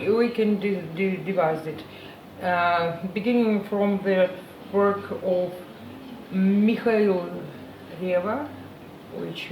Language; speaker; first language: English; non-native, learner; Ukrainian